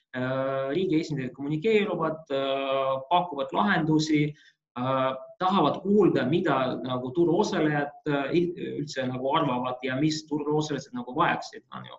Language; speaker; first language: Estonian; non-native, local second language; Russian